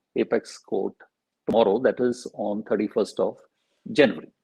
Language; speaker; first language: English; non-native, local second language; Punjabi